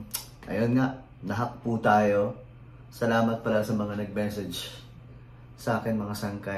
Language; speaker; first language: Filipino; native; Filipino